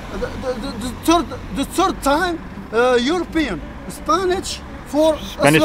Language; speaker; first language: English; non-native, learner; Arabic